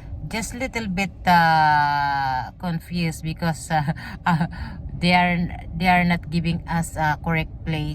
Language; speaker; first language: English; non-native, learner; Filipino